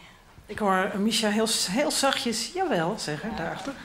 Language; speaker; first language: Dutch; native; Dutch